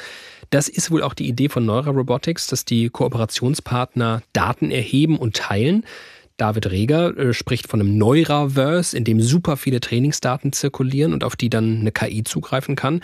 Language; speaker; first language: German; native; German